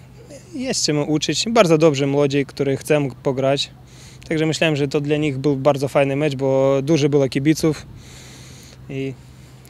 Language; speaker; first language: Polish; non-native, learner; Ukrainian